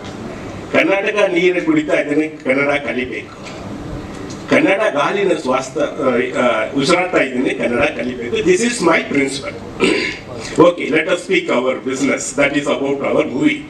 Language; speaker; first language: Kannada; non-native, learner; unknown